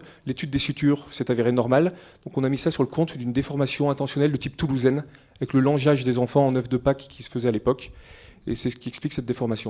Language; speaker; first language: French; native; French